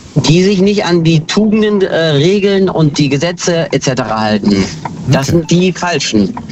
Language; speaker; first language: German; early bilingual, other home language; Kurdish